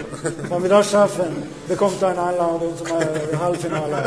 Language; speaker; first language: German; non-native, learner; Swedish